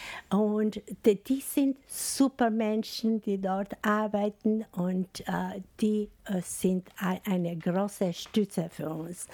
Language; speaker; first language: German; non-native, learner; Albanian